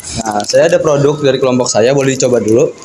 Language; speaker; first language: Indonesian; native; Indonesian